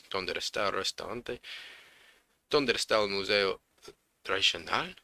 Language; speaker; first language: Spanish; non-native, learner; English